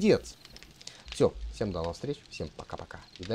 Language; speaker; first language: Russian; native; Russian